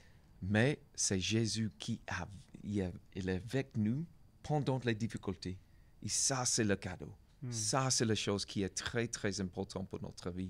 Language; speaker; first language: French; non-native, learner; English